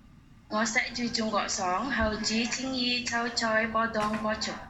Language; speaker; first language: Cantonese; non-native, learner; Indonesian